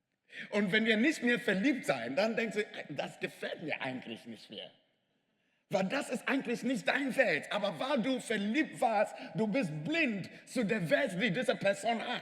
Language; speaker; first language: German; non-native, fluent; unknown